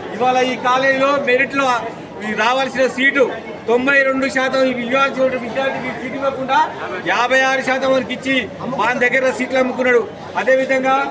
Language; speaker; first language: Telugu; native; Telugu